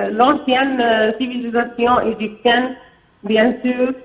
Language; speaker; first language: French; non-native, fluent; Arabic